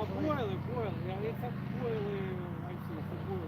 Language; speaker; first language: English; non-native, learner; Korean